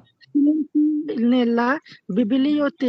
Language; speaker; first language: Italian; non-native, learner; Bangla